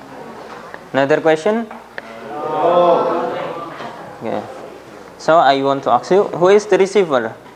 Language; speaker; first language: English; non-native, fluent; Indonesian